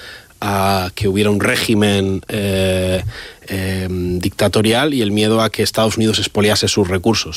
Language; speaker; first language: Spanish; native; Spanish